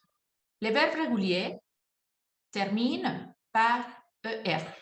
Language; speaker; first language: French; non-native, fluent; Spanish